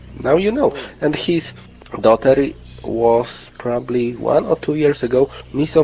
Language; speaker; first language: English; non-native, learner; Polish